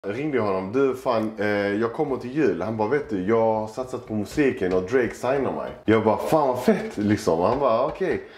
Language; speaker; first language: Swedish; early bilingual, other home language; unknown